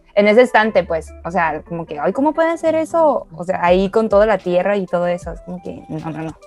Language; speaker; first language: Spanish; early bilingual, other home language; Chinese